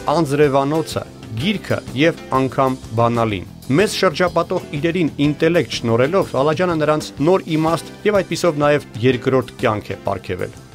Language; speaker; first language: Armenian; native; Armenian